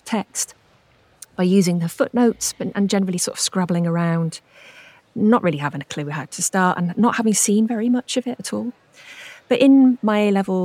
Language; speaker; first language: English; native; English